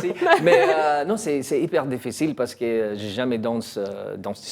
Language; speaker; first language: French; non-native, learner; English